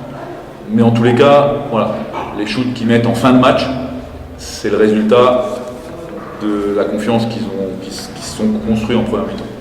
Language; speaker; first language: French; native; French